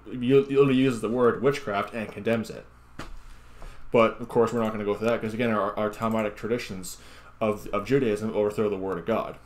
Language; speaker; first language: English; native; English